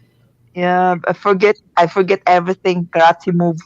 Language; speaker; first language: English; non-native, local second language; Filipino